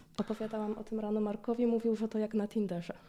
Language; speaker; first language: Polish; native; Polish